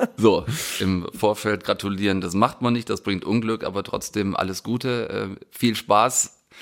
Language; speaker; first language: German; native; German